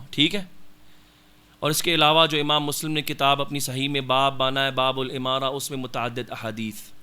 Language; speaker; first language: Urdu; non-native, local second language; Punjabi